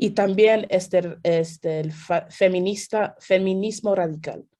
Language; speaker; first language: Spanish; early bilingual, heritage; Spanish